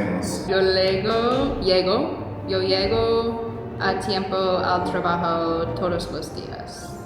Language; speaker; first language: Spanish; non-native, learner; English